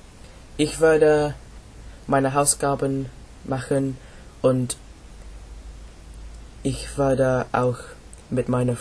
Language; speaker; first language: German; non-native, learner; English